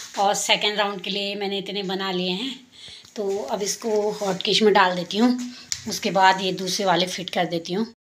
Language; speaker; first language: Hindi; native; Hindi